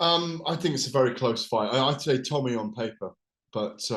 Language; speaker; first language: English; native; English